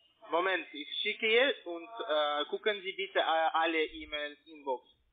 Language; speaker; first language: German; non-native, learner; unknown